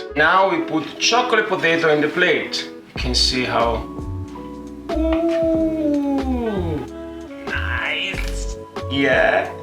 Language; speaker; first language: English; non-native, fluent; Italian